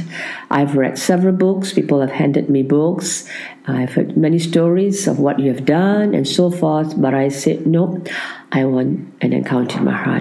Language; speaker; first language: English; non-native, local second language; Tamil